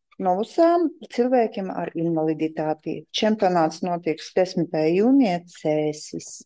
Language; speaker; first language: Latvian; non-native, local second language; Russian